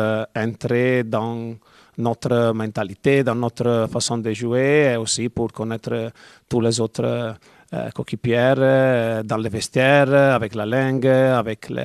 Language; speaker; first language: French; non-native, learner; Italian